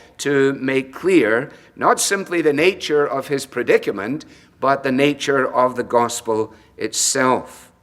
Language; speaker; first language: English; native; English